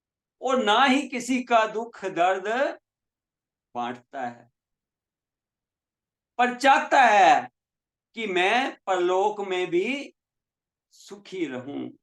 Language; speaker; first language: Hindi; native; Hindi